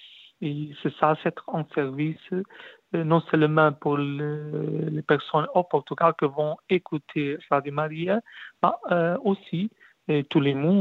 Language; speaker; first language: French; non-native, learner; Portuguese